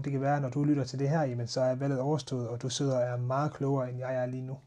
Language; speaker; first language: Danish; native; Danish